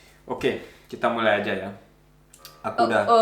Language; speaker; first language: Indonesian; early bilingual, heritage; Indonesian